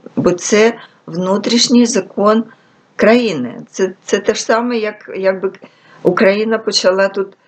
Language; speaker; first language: Ukrainian; non-native, local second language; Russian